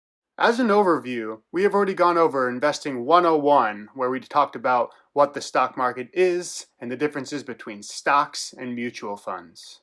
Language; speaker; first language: English; native; English